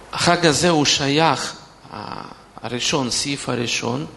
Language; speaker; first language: Hebrew; non-native, fluent; Russian